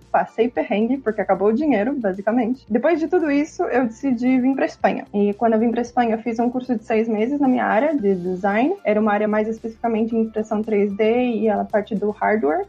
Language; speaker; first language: Portuguese; native; Portuguese